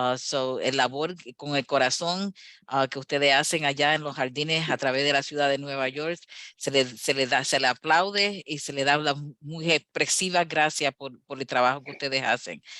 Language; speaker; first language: Spanish; early bilingual, heritage; Spanish